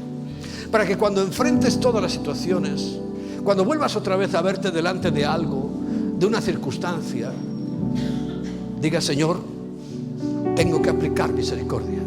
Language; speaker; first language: Spanish; native; Spanish